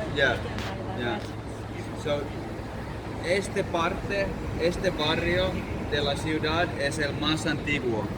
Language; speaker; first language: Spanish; non-native, learner; Finnish